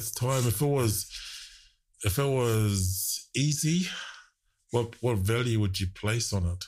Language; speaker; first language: English; native; English